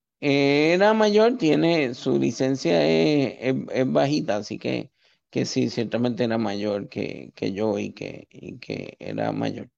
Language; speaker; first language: Spanish; native; Spanish